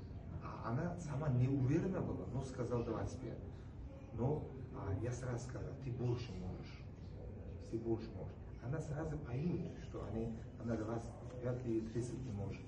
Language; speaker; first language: Russian; non-native, local second language; Uzbek